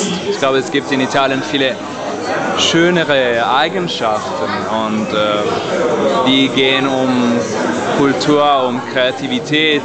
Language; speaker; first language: German; non-native, fluent; Italian